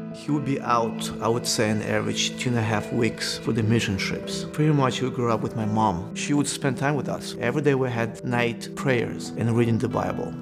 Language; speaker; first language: English; non-native, fluent; Russian